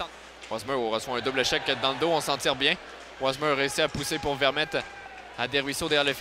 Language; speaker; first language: French; native; French